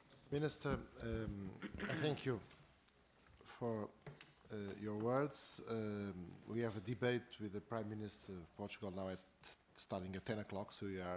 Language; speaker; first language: English; non-native, fluent; Portuguese